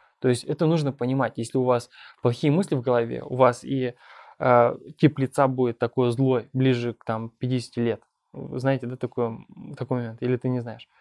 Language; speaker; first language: Russian; non-native, local second language; Bashkir